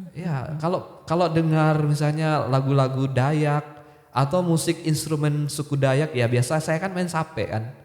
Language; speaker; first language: Indonesian; non-native, local second language; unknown